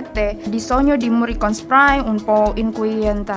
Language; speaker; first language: Italian; non-native, learner; Indonesian